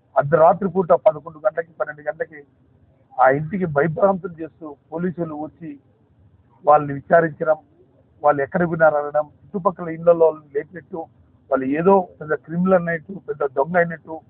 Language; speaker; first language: Telugu; native; Telugu